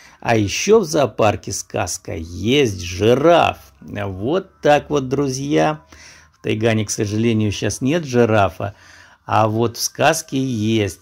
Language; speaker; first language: Russian; native; Russian